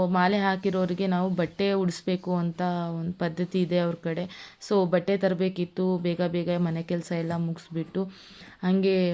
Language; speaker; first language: Kannada; non-native, local second language; Lambadi